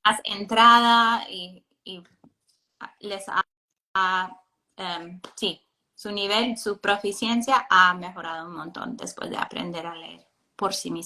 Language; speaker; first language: Spanish; non-native, fluent; English